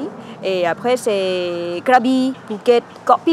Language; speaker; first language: French; non-native, learner; Thai